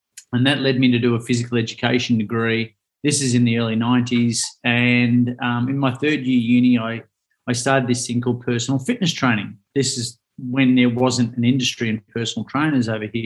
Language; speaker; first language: English; native; English